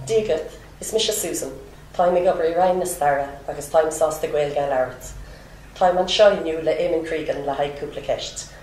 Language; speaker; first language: Irish; non-native, local second language; English